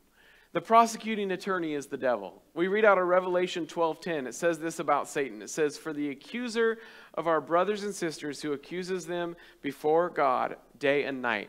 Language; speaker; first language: English; native; English